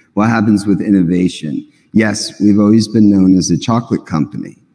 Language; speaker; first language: English; native; English